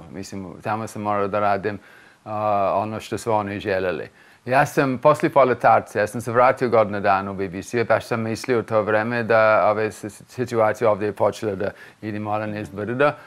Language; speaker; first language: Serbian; non-native, fluent; English